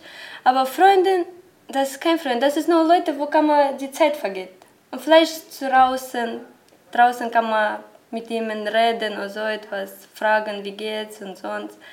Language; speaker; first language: German; non-native, learner; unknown